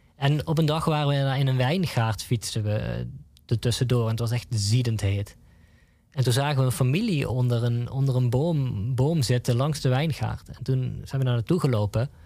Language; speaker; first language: Dutch; native; Dutch